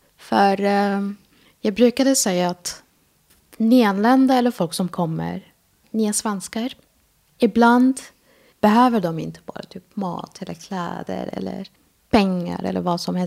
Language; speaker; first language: Swedish; non-native, fluent; Arabic